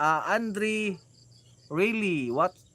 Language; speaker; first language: English; non-native, learner; Cebuano